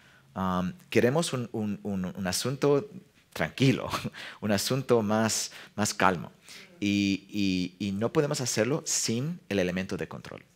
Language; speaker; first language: Spanish; non-native, fluent; English